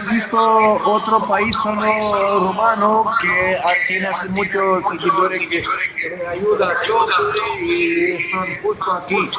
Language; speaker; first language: Spanish; non-native, learner; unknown